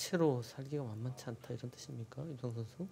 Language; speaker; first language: Korean; native; Korean